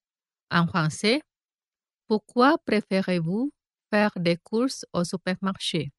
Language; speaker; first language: French; non-native, fluent; Indonesian